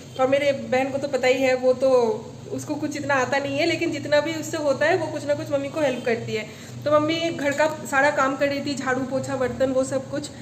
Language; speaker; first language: Hindi; non-native, local second language; Bangla